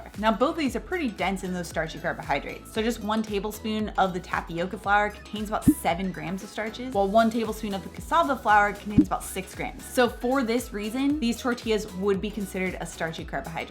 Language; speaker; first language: English; native; English